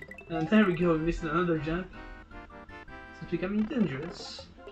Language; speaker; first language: English; non-native, fluent; Portuguese